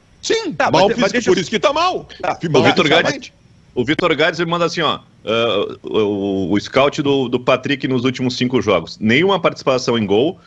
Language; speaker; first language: Portuguese; native; Portuguese